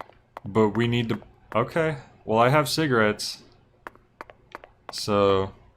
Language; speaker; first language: English; native; English